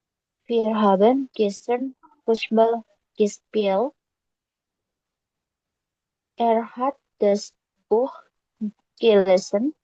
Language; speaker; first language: German; non-native, learner; Indonesian